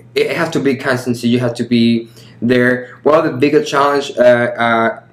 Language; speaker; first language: English; early bilingual, other home language; Spanish